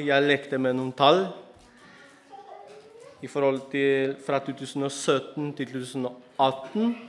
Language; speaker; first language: Norwegian; non-native, fluent; Spanish